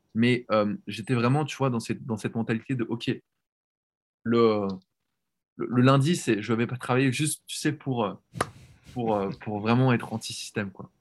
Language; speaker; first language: French; native; French